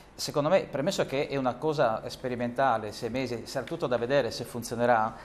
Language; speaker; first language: Italian; native; Italian